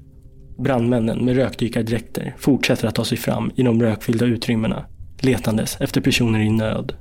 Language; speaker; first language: Swedish; native; Swedish